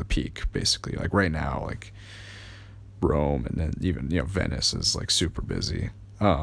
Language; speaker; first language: English; native; English